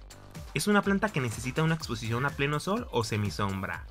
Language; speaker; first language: Spanish; native; Spanish